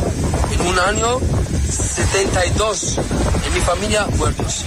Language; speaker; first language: Spanish; non-native, learner; Arabic